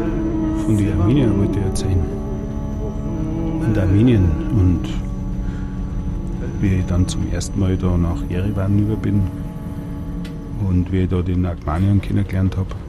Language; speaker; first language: German; native; German